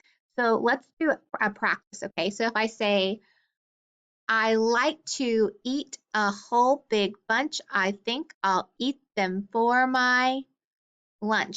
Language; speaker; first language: English; native; English